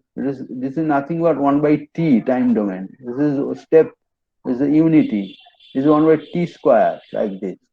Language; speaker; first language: English; non-native, local second language; Bangla